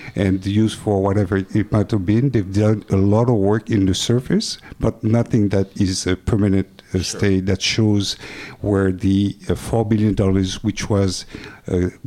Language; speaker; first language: English; non-native, fluent; French